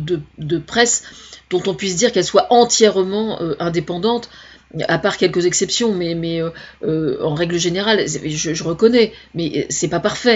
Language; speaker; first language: French; native; French